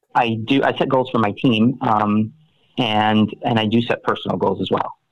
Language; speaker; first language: English; native; English